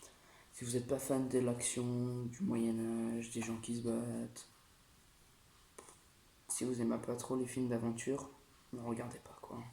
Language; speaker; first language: French; native; French